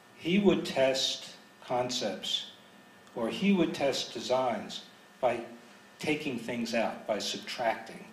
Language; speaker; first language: English; native; English